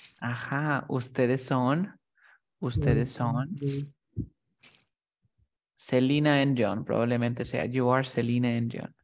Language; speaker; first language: English; non-native, fluent; Spanish